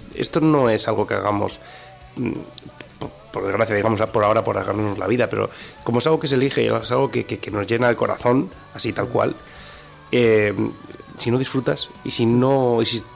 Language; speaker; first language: Spanish; native; Spanish